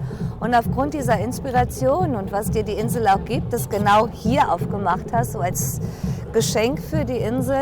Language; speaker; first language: German; native; German